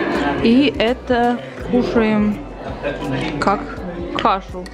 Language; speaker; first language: Russian; non-native, local second language; Kazakh